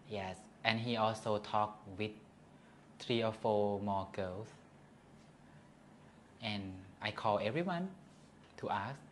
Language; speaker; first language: English; non-native, learner; Thai